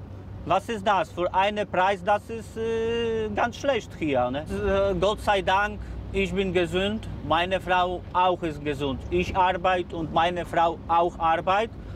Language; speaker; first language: German; non-native, learner; Polish